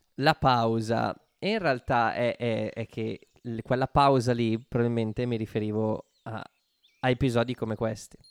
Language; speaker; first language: Italian; native; Italian